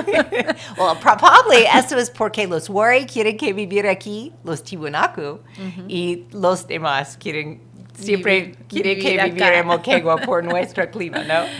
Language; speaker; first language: Spanish; non-native, fluent; English